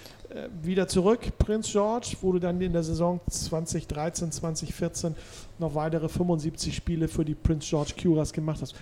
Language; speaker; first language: German; native; German